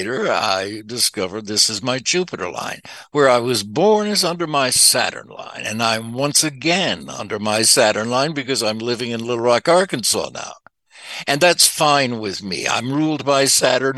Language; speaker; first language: English; native; English